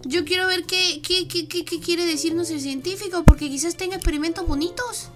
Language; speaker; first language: Spanish; native; Spanish